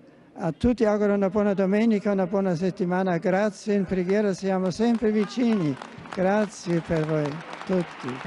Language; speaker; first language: Italian; non-native, fluent; German